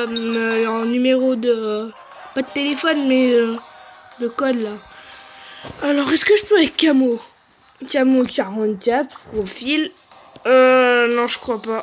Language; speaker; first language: French; native; French